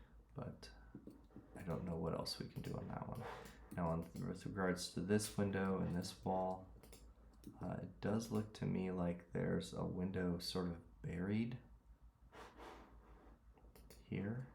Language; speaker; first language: English; native; English